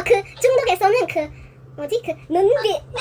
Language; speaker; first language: Korean; non-native, learner; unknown